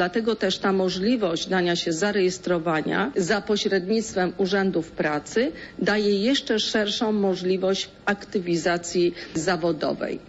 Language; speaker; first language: Polish; native; Polish